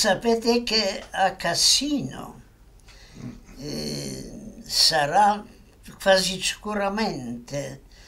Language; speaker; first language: Italian; non-native, fluent; Polish